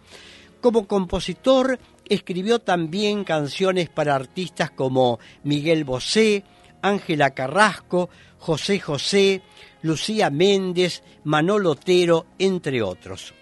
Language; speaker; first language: Spanish; native; Spanish